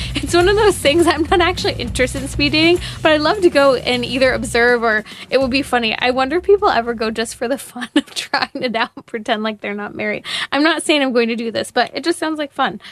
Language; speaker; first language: English; native; English